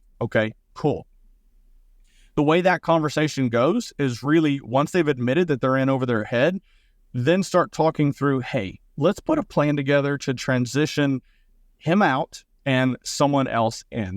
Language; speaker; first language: English; native; English